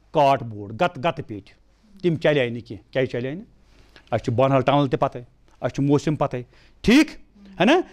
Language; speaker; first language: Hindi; non-native, local second language; Kashmiri